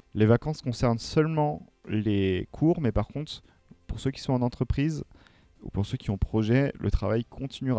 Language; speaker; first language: French; native; French